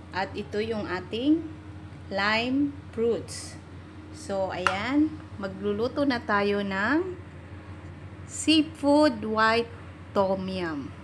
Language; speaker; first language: Filipino; native; Filipino